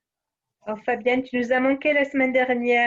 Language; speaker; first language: French; native; French